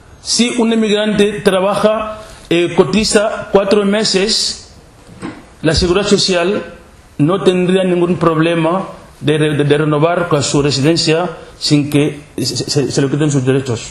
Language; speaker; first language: Spanish; non-native, local second language; Wolof